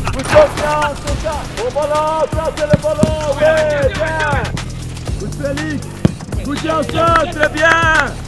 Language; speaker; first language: French; non-native, local second language; Dutch